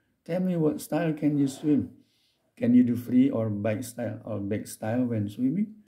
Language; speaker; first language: English; non-native, fluent; Indonesian